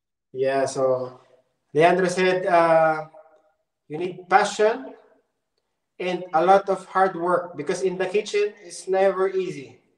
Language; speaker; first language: English; non-native, local second language; Filipino